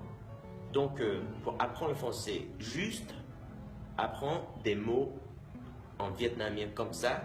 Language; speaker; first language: French; non-native, fluent; Vietnamese